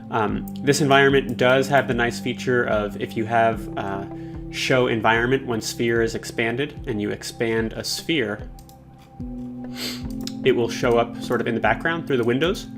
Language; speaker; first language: English; native; English